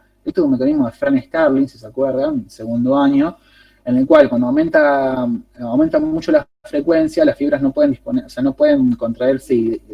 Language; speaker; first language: Spanish; native; Spanish